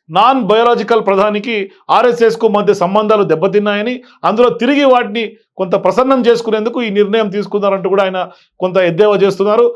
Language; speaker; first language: Telugu; native; Telugu